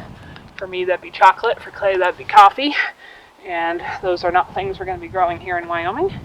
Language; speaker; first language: English; native; English